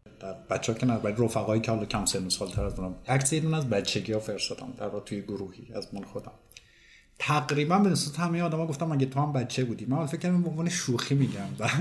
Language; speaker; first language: Persian; native; Persian